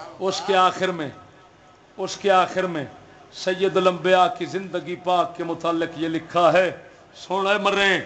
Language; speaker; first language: Urdu; non-native, local second language; Punjabi